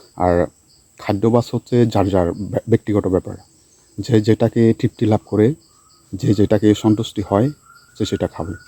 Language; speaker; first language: Bangla; non-native, local second language; Chakma